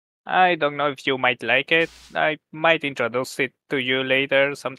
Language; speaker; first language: English; native; English